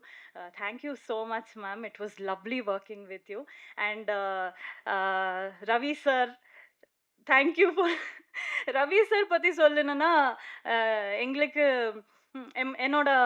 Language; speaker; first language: Tamil; non-native, learner; Kannada